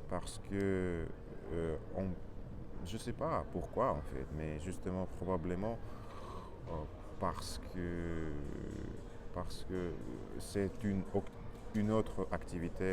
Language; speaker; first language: French; non-native, learner; Russian